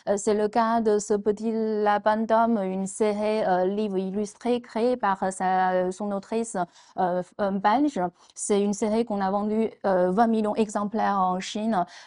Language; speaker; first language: French; non-native, fluent; Chinese